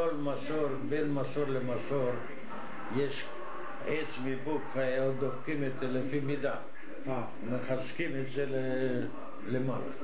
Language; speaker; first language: Hebrew; non-native, fluent; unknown